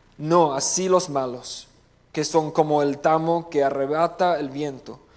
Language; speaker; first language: Spanish; non-native, fluent; English